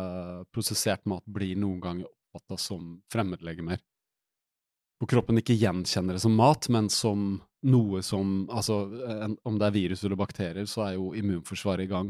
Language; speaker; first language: Norwegian; native; Norwegian